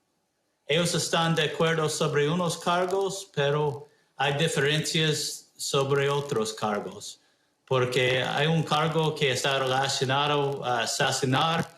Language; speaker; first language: Spanish; early bilingual, heritage; Spanish